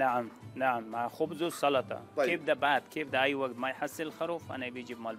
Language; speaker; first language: Arabic; non-native, learner; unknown